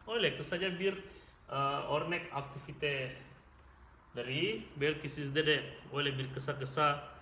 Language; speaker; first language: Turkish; non-native, fluent; Indonesian